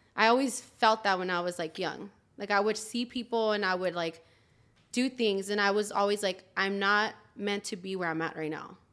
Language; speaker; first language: English; early bilingual, other home language; Spanish